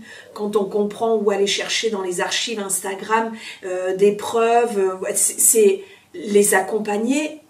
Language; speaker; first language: French; native; French